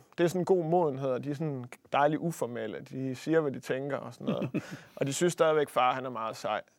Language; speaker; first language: Danish; native; Danish